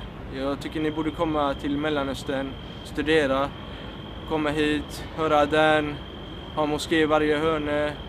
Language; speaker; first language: Swedish; non-native, local second language; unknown